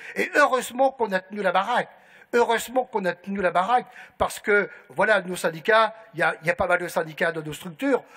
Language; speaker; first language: French; native; French